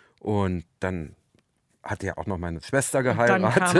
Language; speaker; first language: German; native; German